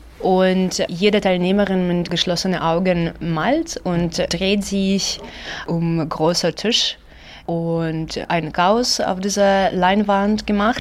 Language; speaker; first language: German; non-native, learner; Ukrainian